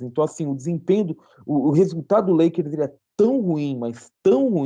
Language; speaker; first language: Portuguese; native; Portuguese